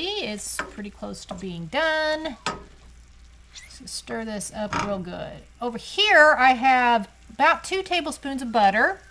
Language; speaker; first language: English; native; English